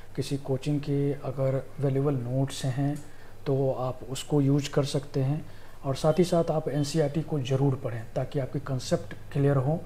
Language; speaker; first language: Hindi; native; Hindi